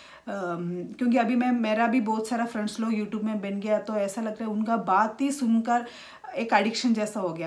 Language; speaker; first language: Hindi; non-native, local second language; Malayalam